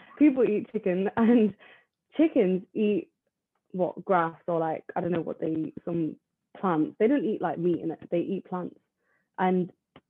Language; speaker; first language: English; native; English